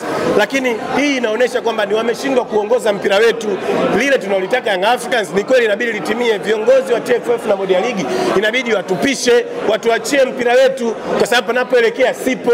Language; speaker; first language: Swahili; native; Swahili